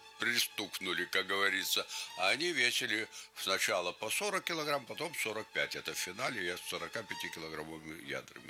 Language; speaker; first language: Russian; non-native, local second language; Lithuanian